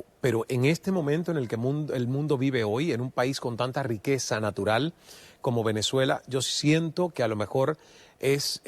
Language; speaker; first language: Spanish; native; Spanish